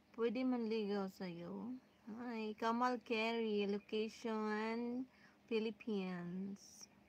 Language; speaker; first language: Filipino; non-native, local second language; Waray